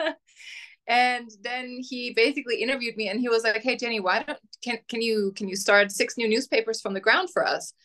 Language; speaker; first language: English; non-native, fluent; German